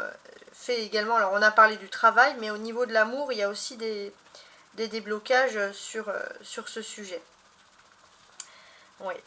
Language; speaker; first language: French; native; French